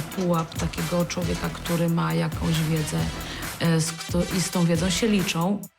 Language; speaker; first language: Polish; native; Polish